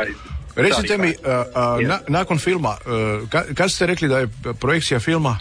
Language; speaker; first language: Serbian; native; Serbian